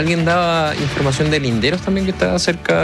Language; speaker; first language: Spanish; native; Spanish